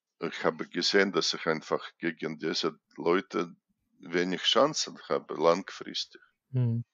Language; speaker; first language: German; non-native, fluent; Russian